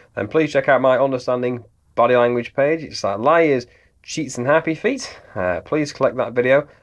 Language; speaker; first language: English; native; English